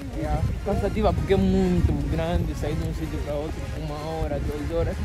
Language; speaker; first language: Portuguese; native; Portuguese